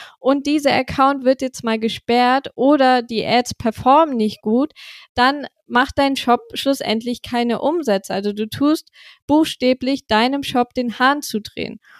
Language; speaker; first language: German; native; German